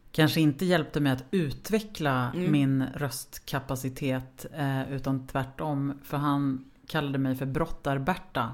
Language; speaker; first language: Swedish; native; Swedish